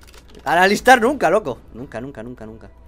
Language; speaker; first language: Spanish; native; Spanish